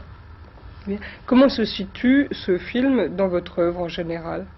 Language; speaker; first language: French; native; French